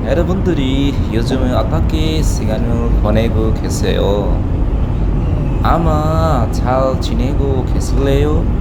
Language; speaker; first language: Korean; non-native, learner; Nepali